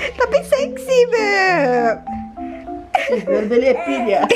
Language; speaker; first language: Indonesian; non-native, learner; Turkish